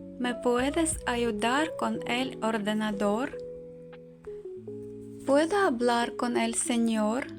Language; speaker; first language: Spanish; non-native, fluent; Ukrainian